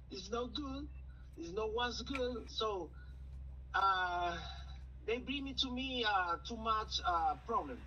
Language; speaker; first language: English; non-native, learner; Spanish